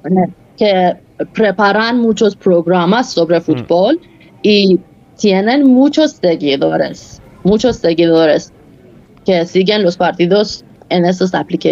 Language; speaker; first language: Spanish; non-native, fluent; Persian